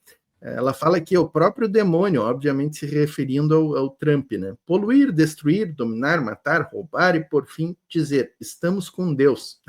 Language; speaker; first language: Portuguese; native; Portuguese